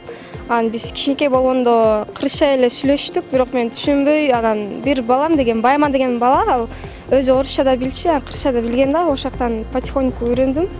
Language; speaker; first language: Kyrgyz; non-native, local second language; Russian